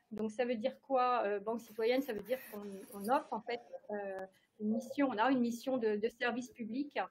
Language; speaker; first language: French; native; French